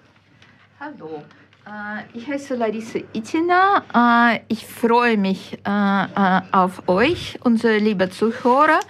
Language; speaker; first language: German; non-native, fluent; Ukrainian